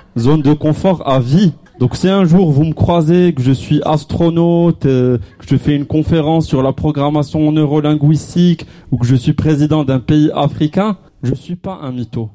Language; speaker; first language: French; non-native, local second language; Arabic